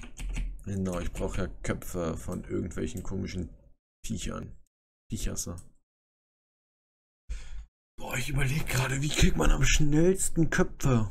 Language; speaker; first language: German; native; German